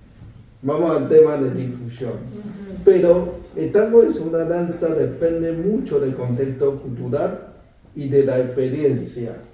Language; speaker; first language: Spanish; non-native, fluent; Chinese